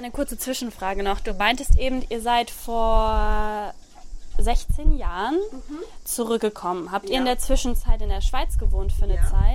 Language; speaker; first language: German; native; German